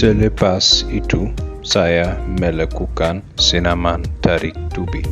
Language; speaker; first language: Indonesian; non-native, learner; Arabic